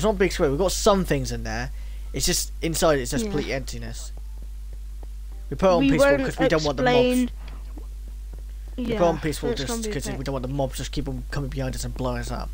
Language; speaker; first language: English; native; English